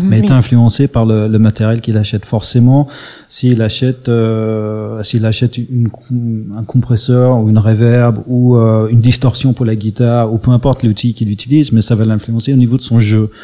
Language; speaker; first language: French; early bilingual, other home language; English